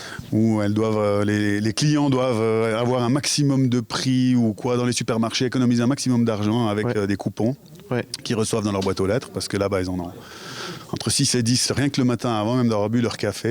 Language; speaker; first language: French; native; French